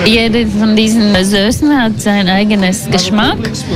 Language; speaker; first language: German; non-native, learner; Latvian